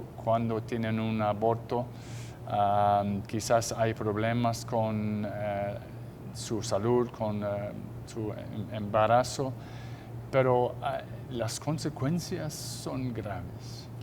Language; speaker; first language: Spanish; non-native, fluent; English